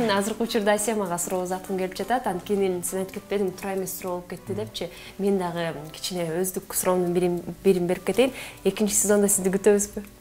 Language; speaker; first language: Kyrgyz; native; Kyrgyz